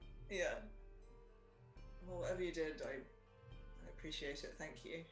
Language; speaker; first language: English; native; English